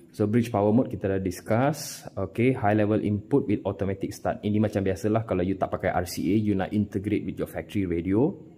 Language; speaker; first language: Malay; non-native, local second language; Tamil